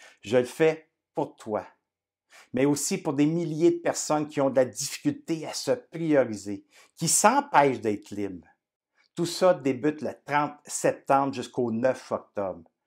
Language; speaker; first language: French; native; French